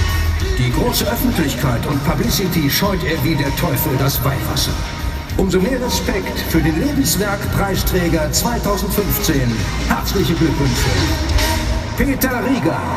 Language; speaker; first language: German; native; German